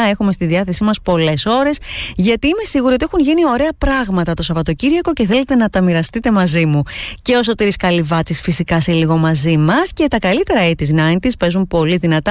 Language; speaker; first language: Greek; native; Greek